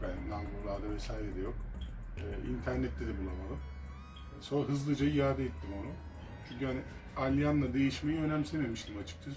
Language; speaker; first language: Turkish; native; Turkish